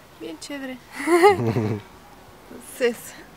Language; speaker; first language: Spanish; non-native, fluent; Czech